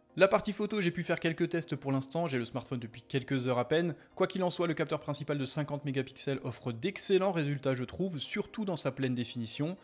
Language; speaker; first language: French; native; French